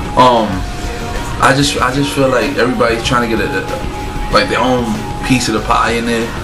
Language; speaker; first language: English; native; English